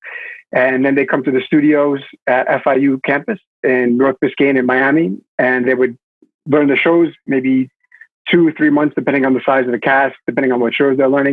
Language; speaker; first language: English; native; English